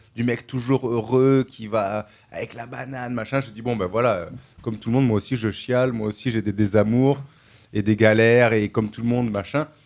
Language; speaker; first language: French; native; French